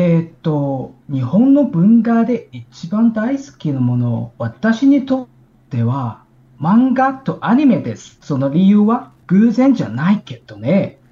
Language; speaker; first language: Japanese; non-native, learner; Chinese